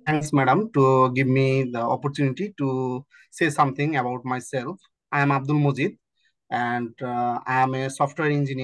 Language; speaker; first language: English; non-native, learner; Bangla